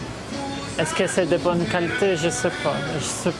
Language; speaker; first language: French; non-native, fluent; Portuguese